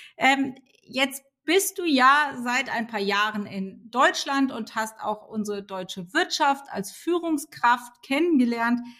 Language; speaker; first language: German; native; German